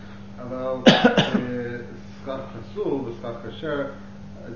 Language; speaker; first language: Hebrew; non-native, learner; English